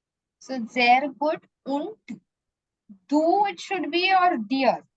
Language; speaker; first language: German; non-native, learner; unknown